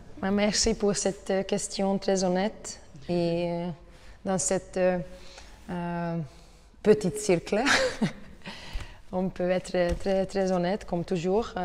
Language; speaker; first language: French; non-native, learner; Hungarian